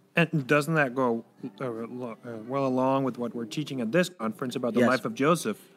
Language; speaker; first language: English; non-native, fluent; Danish